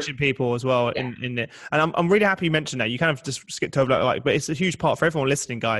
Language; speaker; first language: English; native; English